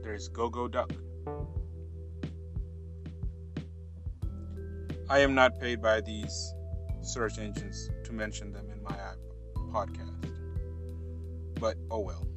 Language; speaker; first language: English; non-native, local second language; Urdu